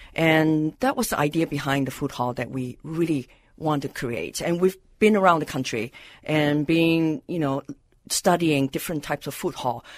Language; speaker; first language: English; non-native, local second language; Cantonese